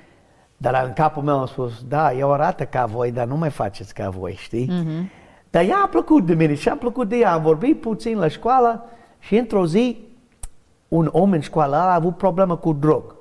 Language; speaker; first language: Romanian; non-native, learner; English